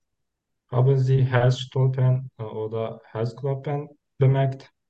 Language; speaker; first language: German; non-native, learner; Turkish